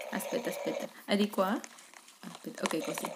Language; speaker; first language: Italian; non-native, fluent; Spanish